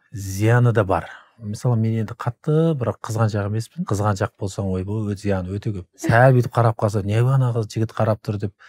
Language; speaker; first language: Kazakh; native; Kazakh